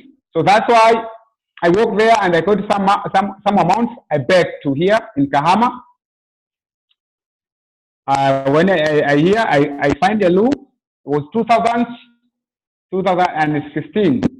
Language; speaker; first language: English; non-native, local second language; Swahili